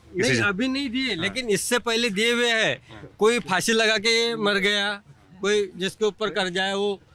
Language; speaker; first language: Hindi; non-native, local second language; Marathi